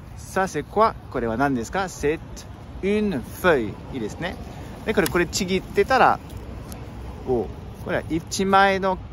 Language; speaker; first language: Japanese; non-native, fluent; French